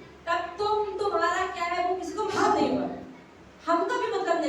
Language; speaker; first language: Hindi; native; Hindi